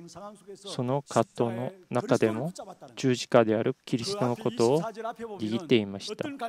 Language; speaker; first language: Japanese; non-native, fluent; Korean